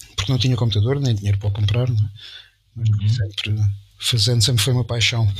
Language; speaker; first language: Portuguese; native; Portuguese